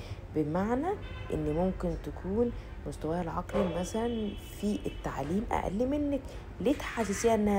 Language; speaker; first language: Arabic; native; Arabic